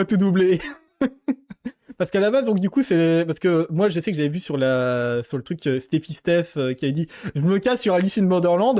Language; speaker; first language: French; native; French